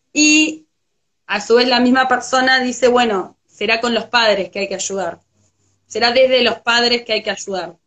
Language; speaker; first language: Spanish; native; Spanish